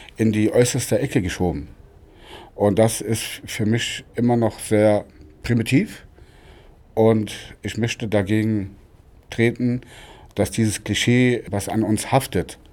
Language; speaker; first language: German; non-native, local second language; Romany